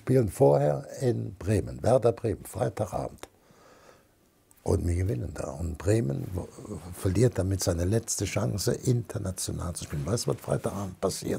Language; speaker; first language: German; native; German